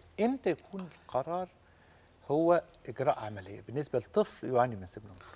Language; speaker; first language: Arabic; native; Arabic